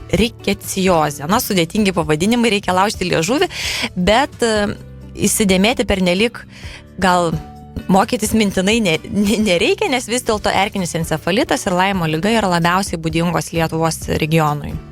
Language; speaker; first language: Lithuanian; native; Lithuanian